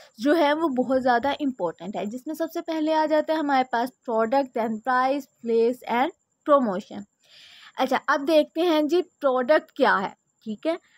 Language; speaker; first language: Urdu; native; Urdu